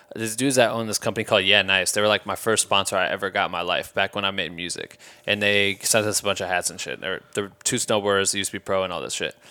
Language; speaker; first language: English; native; English